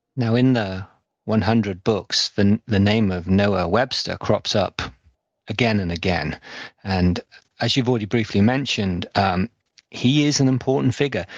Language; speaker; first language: English; native; English